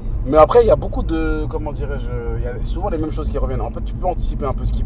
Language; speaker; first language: French; native; French